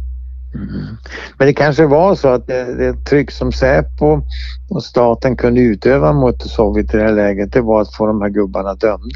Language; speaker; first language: Swedish; native; Swedish